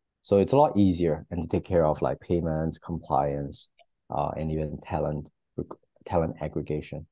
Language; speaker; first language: English; native; English